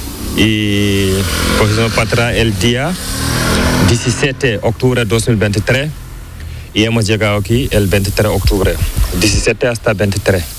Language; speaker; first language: Spanish; non-native, learner; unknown